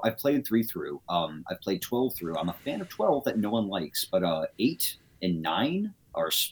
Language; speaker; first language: English; native; English